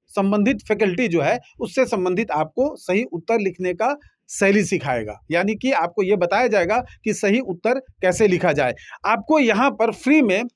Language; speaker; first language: Hindi; native; Hindi